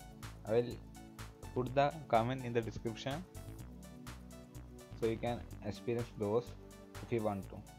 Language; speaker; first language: English; non-native, fluent; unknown